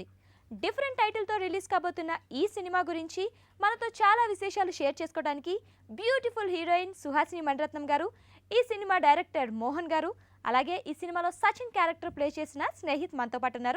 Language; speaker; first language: Telugu; native; Telugu